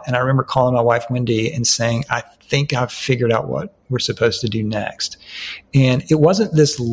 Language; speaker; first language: English; native; English